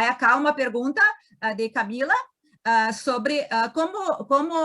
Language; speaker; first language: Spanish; non-native, learner; Portuguese